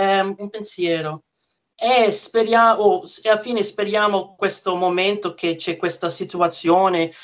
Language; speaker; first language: Italian; early bilingual, heritage; English